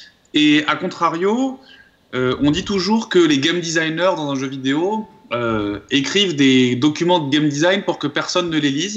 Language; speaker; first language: French; native; French